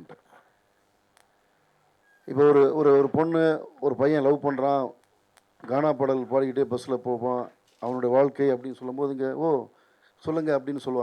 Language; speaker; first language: Tamil; native; Tamil